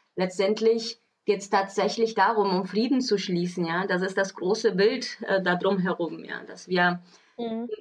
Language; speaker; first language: German; early bilingual, other home language; Portuguese